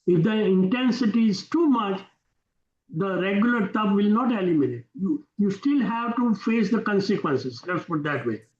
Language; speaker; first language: English; non-native, local second language; Gujarati